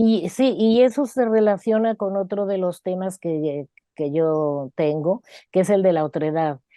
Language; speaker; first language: Spanish; native; Spanish